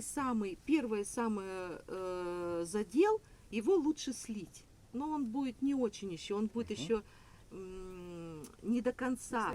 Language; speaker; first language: Russian; native; Russian